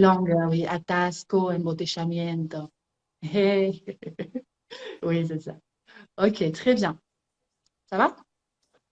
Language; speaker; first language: French; native; French